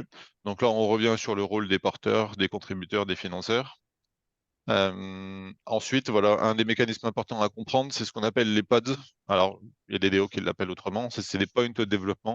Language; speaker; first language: French; native; French